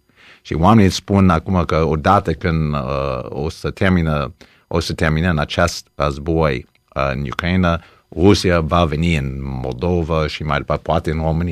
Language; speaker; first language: Romanian; early bilingual, heritage; Romanian